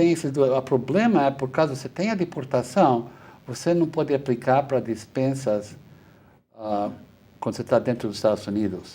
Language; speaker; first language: Portuguese; non-native, fluent; Spanish